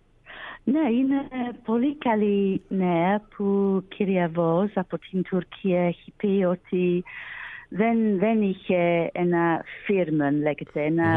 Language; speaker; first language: Greek; non-native, learner; English